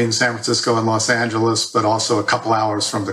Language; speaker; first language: English; native; English